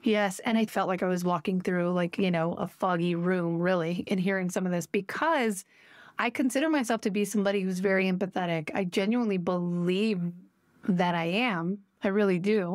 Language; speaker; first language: English; native; English